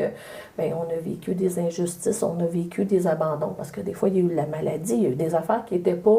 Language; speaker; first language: French; native; French